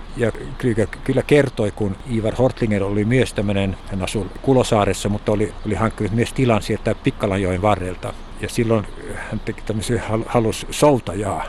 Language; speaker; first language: Finnish; non-native, local second language; Swedish